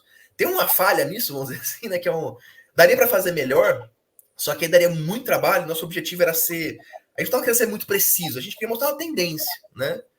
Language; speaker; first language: Portuguese; native; Portuguese